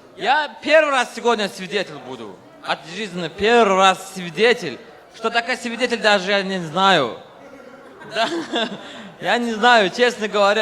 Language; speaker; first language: Russian; non-native, learner; Turkmen